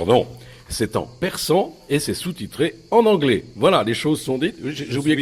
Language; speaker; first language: French; native; French